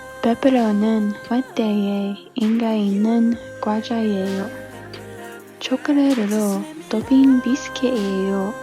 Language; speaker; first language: Korean; non-native, learner; English